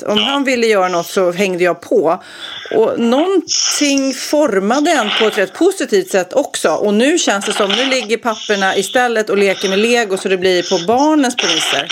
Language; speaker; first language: Swedish; native; Swedish